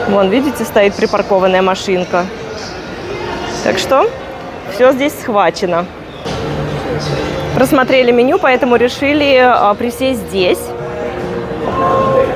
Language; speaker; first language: Russian; native; Russian